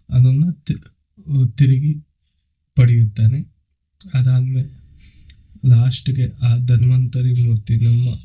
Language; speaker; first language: Kannada; non-native, local second language; Telugu